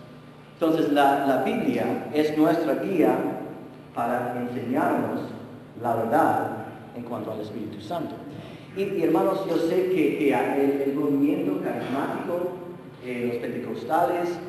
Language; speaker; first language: Spanish; non-native, fluent; English